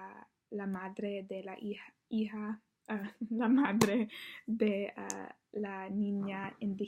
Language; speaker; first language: Spanish; non-native, learner; English